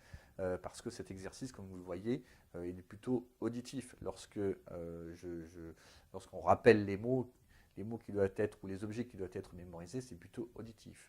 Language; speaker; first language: French; native; French